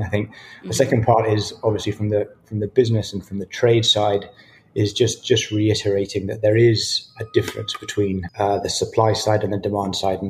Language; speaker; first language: English; native; English